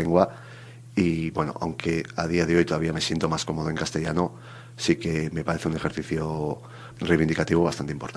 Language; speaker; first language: Spanish; native; Spanish